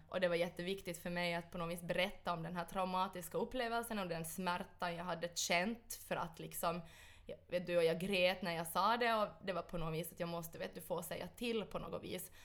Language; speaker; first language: Swedish; native; Swedish